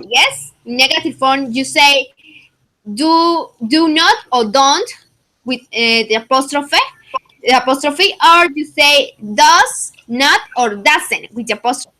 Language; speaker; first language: English; non-native, fluent; Spanish